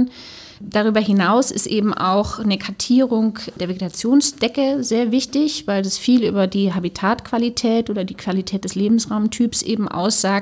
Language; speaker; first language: German; native; German